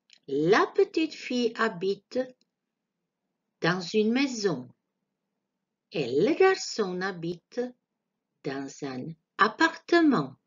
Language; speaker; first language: French; non-native, fluent; Croatian